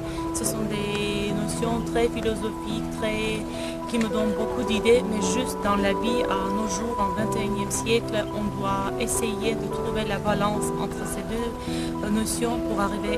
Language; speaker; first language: French; non-native, fluent; Armenian